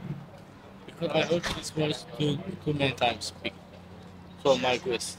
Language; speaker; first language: English; non-native, learner; Azerbaijani